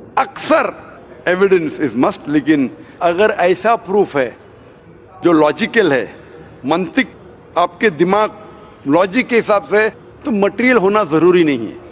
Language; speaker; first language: Hindi; non-native, local second language; Konkani